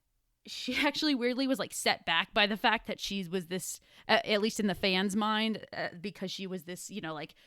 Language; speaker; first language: English; native; English